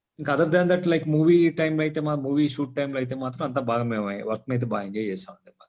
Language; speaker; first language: Telugu; native; Telugu